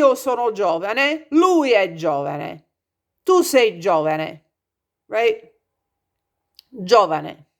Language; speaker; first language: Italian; non-native, fluent; English